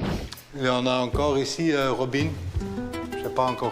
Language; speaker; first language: French; non-native, local second language; Dutch